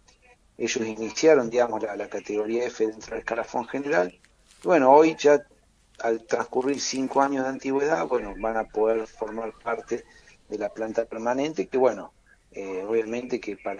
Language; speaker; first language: Spanish; native; Spanish